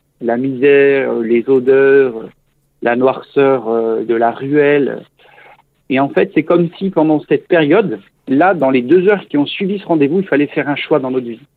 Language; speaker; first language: French; native; French